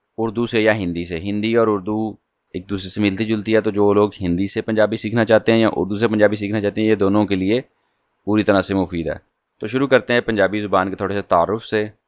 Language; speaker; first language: Urdu; non-native, local second language; Punjabi